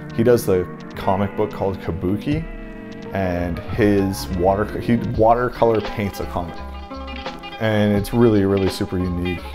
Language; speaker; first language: English; native; English